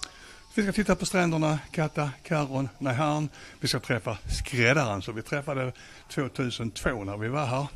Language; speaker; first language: Swedish; native; Swedish